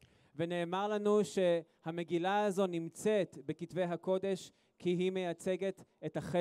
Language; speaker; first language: Hebrew; native; Hebrew